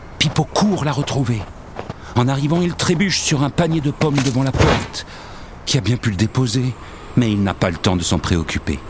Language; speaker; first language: French; native; French